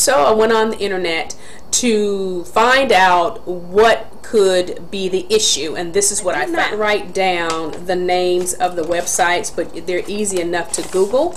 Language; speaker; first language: English; native; English